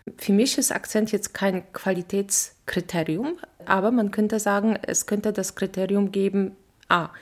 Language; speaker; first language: German; non-native, fluent; Polish